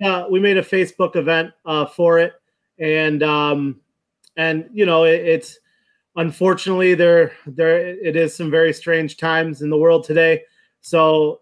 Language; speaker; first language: English; native; English